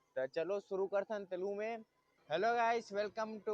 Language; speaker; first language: Hindi; non-native, local second language; Chhattisgarhi